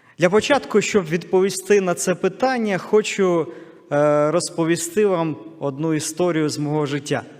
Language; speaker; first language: Ukrainian; non-native, local second language; Russian